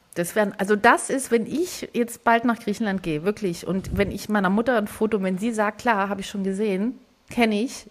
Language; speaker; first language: German; early bilingual, other home language; Greek